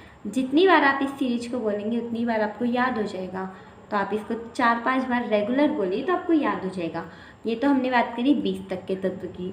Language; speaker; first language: Hindi; native; Hindi